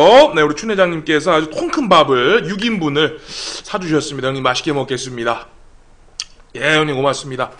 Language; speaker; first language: Korean; native; Korean